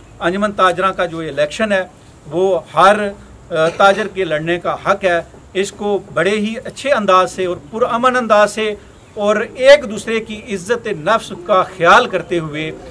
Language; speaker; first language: Urdu; non-native, local second language; Punjabi